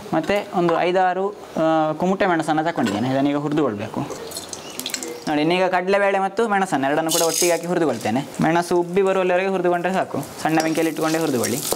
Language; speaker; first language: Kannada; native; Kannada